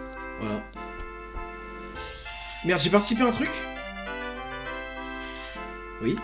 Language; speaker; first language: French; native; French